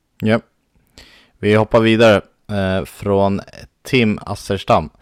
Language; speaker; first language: Swedish; native; Swedish